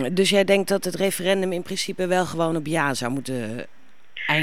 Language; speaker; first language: Dutch; native; Dutch